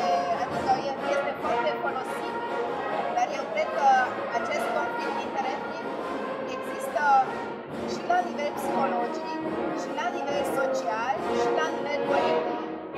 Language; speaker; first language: Romanian; non-native, local second language; Hungarian